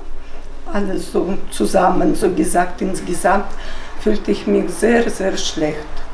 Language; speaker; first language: German; non-native, fluent; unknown